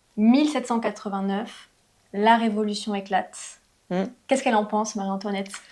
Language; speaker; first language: French; native; French